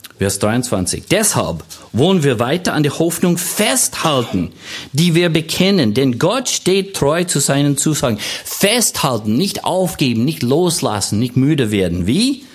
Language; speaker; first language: German; non-native, fluent; English